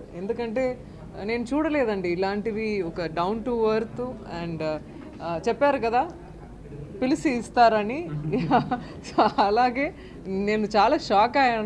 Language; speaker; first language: Telugu; non-native, fluent; Tamil